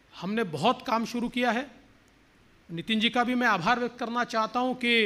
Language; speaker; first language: Hindi; non-native, local second language; Marathi